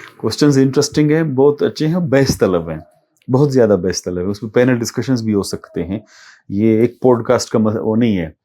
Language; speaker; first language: Urdu; non-native, local second language; Baluchi